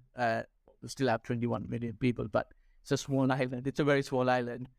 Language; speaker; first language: English; non-native, local second language; Sinhala